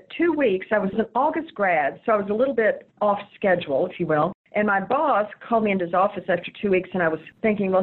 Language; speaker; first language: English; native; English